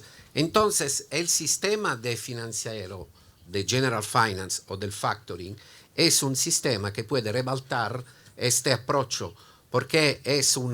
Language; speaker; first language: Spanish; non-native, learner; Italian